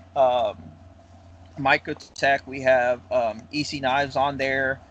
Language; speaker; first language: English; non-native, local second language; Filipino